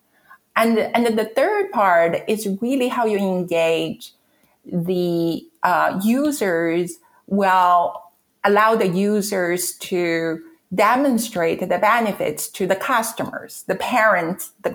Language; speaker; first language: English; non-native, fluent; Chinese